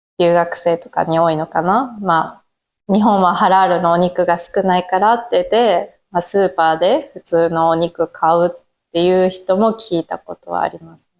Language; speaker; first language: Japanese; native; Japanese